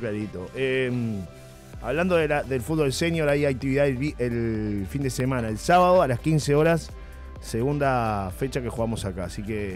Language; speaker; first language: Spanish; native; Spanish